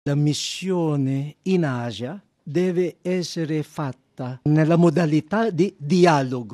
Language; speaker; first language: Italian; non-native, fluent; Filipino